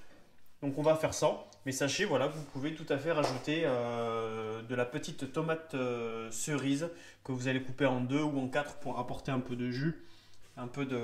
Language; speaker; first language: French; native; French